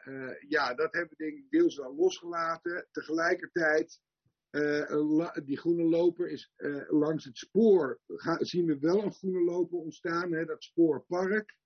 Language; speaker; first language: Dutch; native; Dutch